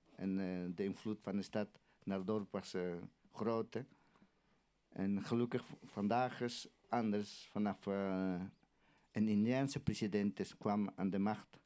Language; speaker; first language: Dutch; non-native, learner; Aymara